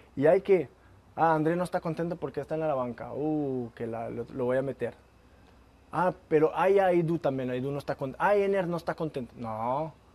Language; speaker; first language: Spanish; non-native, fluent; French